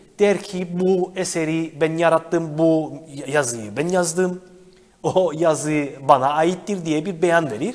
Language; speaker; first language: Turkish; native; Turkish